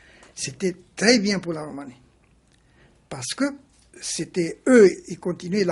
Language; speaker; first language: French; non-native, fluent; Romanian